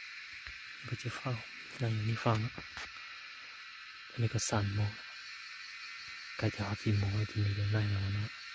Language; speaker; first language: Thai; non-native, local second language; Hmong